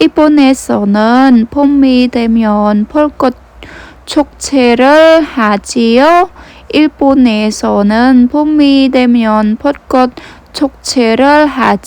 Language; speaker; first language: Korean; non-native, learner; Khmer